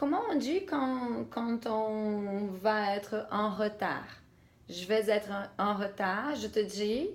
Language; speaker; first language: French; non-native, fluent; Portuguese